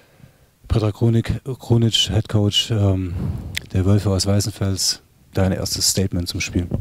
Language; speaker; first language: German; native; German